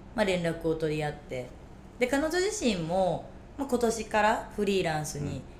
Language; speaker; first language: Japanese; native; Japanese